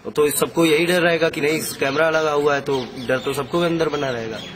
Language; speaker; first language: Hindi; native; Hindi